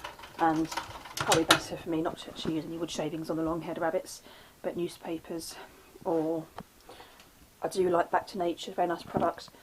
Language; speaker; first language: English; native; English